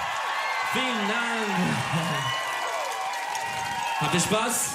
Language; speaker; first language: German; non-native, learner; Turkish